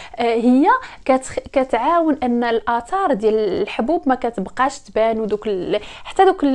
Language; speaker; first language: Arabic; native; Arabic